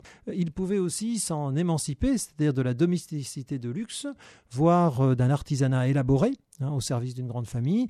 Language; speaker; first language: French; native; French